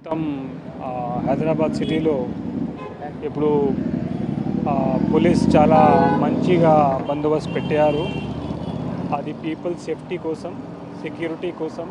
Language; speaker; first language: Telugu; non-native, local second language; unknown